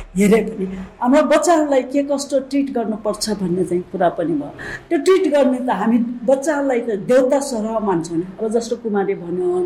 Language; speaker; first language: Nepali; non-native, local second language; Newari